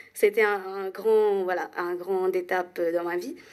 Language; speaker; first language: French; non-native, fluent; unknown